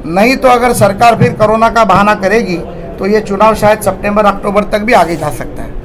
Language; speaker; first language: Hindi; non-native, local second language; Marathi